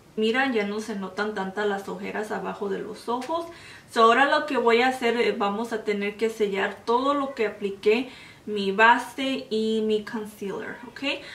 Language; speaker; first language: Spanish; early bilingual, heritage; Spanish